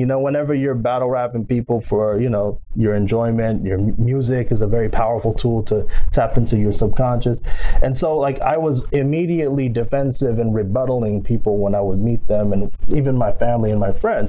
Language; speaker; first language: English; non-native, local second language; Filipino